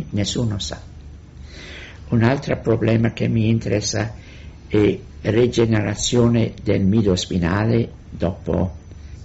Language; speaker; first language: Italian; non-native, fluent; English